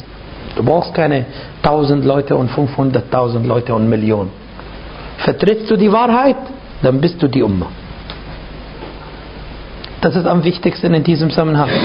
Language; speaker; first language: German; non-native, fluent; Arabic